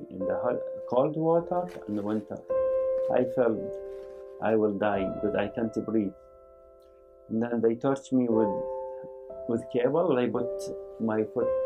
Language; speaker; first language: English; non-native, learner; Arabic